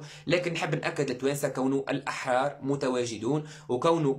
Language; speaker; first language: Arabic; native; Arabic